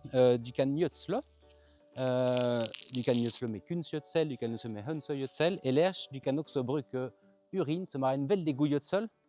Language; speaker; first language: Norwegian; non-native, fluent; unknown